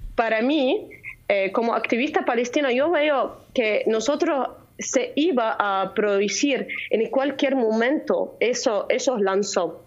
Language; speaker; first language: Spanish; non-native, fluent; Arabic